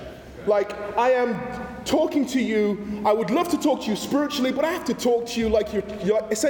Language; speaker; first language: English; native; English